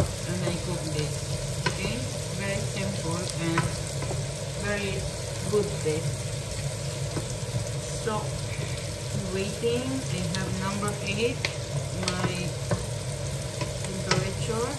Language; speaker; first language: English; non-native, learner; Filipino